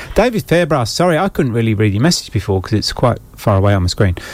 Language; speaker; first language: English; native; English